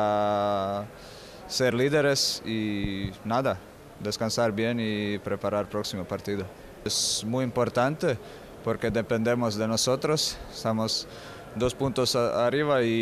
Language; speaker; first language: Spanish; non-native, fluent; Croatian